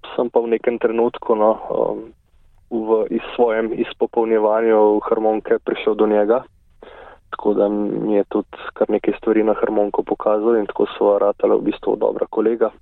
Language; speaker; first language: Slovenian; native; Slovenian